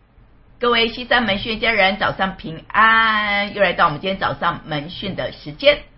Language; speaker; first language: Chinese; native; Chinese